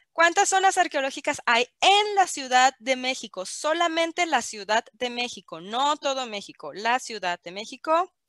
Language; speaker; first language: Spanish; native; Spanish